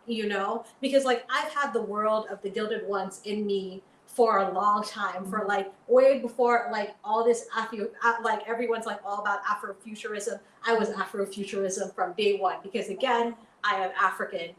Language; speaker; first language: English; early bilingual, other home language; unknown